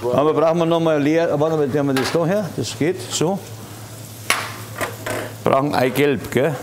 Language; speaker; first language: German; native; German